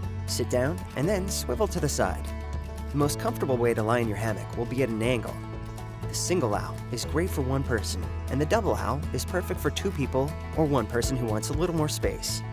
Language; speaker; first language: English; native; English